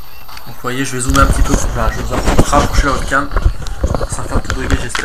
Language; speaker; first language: French; native; French